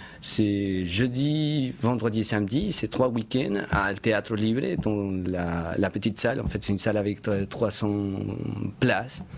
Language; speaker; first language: French; non-native, fluent; Spanish